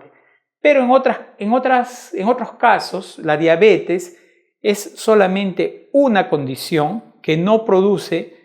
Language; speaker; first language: Spanish; native; Spanish